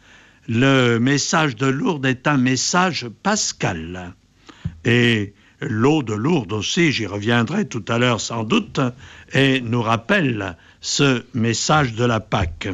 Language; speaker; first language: French; native; French